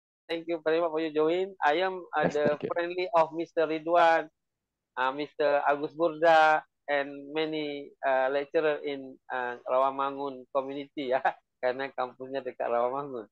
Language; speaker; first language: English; non-native, learner; Indonesian